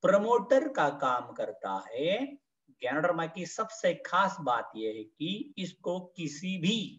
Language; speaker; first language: Hindi; non-native, local second language; Marathi